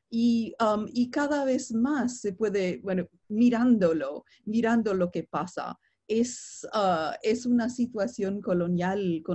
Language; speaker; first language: Spanish; non-native, fluent; English